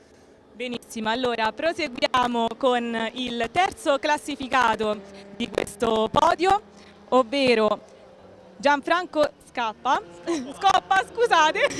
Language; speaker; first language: Italian; native; Italian